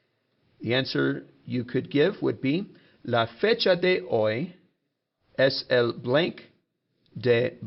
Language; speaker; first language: Spanish; non-native, fluent; English